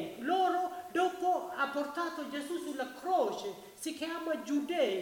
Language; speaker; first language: Italian; non-native, learner; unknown